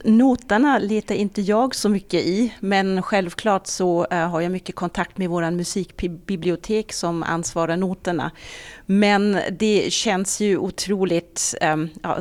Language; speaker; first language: Swedish; non-native, fluent; German